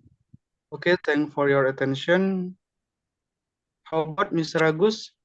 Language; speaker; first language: English; non-native, learner; Indonesian